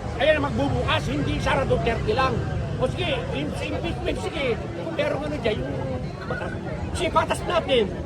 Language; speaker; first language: Filipino; native; Filipino